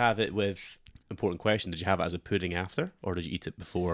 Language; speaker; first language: English; native; English